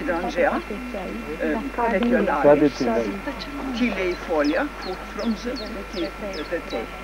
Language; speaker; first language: Romanian; early bilingual, heritage; French